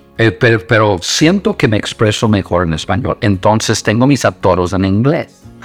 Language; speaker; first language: Spanish; non-native, fluent; English